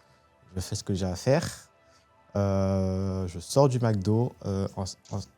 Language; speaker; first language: French; native; French